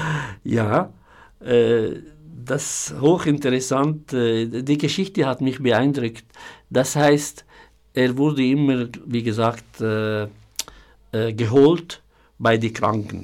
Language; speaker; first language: German; non-native, fluent; Arabic